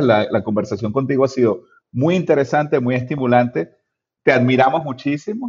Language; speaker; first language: Spanish; native; Spanish